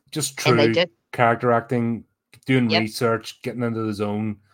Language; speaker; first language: English; native; English